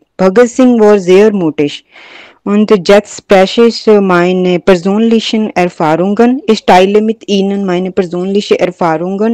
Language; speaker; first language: German; non-native, learner; Punjabi